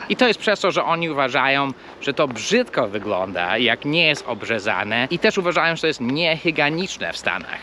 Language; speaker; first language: Polish; non-native, fluent; English